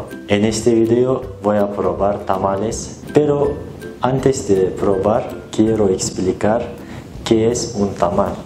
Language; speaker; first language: Spanish; non-native, learner; Turkish